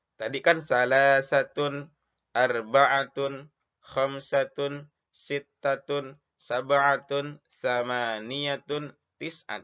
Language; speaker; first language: Arabic; non-native, fluent; Indonesian